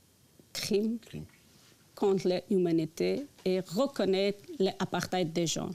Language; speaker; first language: French; non-native, learner; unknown